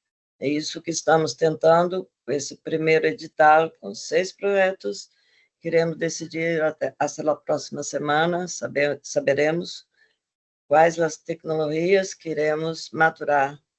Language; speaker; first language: Portuguese; non-native, fluent; Spanish